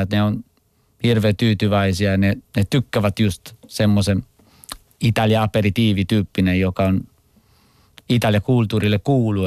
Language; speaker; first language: Finnish; non-native, local second language; Italian